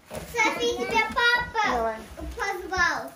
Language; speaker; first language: Russian; early bilingual, heritage; Russian